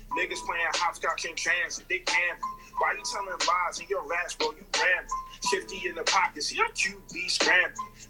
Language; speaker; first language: English; native; English